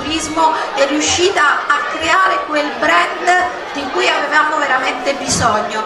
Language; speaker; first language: Italian; native; Italian